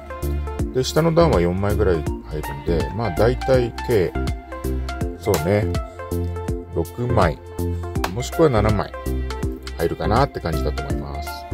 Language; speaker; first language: Japanese; native; Japanese